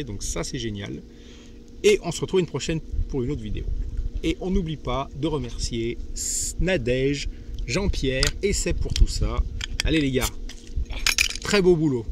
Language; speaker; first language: French; native; French